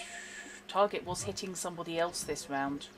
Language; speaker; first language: English; native; English